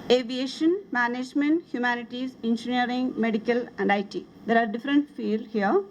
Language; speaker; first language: English; non-native, local second language; Malayalam